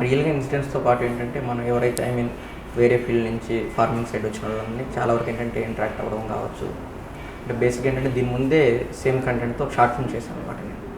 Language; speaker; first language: Telugu; native; Telugu